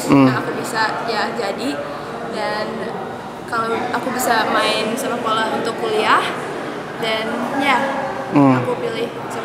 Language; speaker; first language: Indonesian; early bilingual, heritage; English